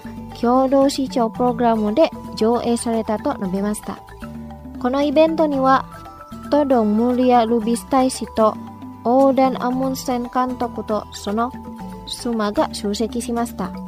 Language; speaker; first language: Japanese; non-native, fluent; Indonesian